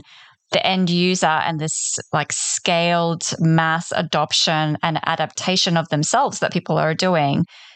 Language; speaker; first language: English; non-native, fluent; Polish